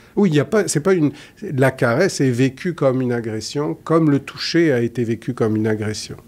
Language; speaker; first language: French; native; French